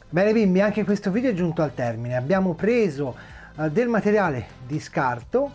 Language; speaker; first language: Italian; native; Italian